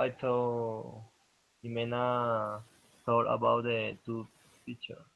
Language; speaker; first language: English; non-native, learner; Spanish